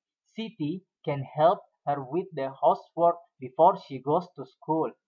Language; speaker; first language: English; non-native, fluent; Indonesian